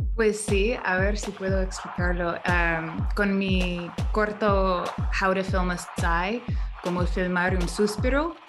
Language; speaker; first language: Spanish; non-native, learner; English